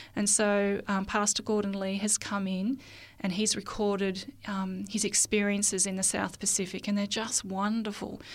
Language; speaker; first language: English; native; English